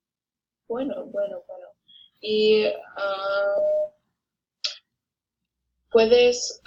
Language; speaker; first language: Spanish; non-native, learner; English